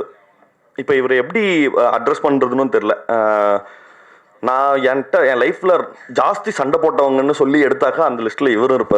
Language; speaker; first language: Tamil; native; Tamil